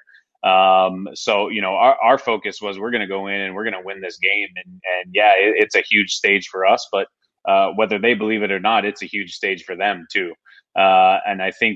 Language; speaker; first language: English; native; English